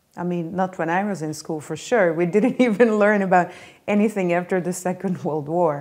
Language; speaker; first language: English; non-native, fluent; Hungarian